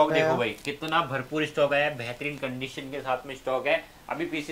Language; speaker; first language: Hindi; native; Hindi